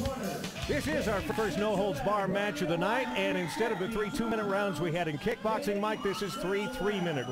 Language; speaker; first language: English; native; English